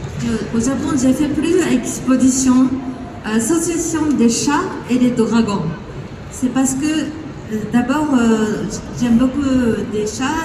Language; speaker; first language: French; non-native, fluent; Japanese